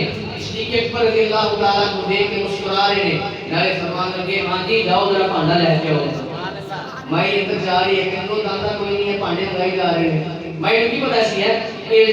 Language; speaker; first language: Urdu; non-native, local second language; Punjabi